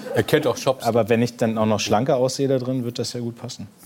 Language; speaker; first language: German; native; German